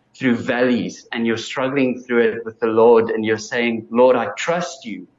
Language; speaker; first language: English; non-native, local second language; Afrikaans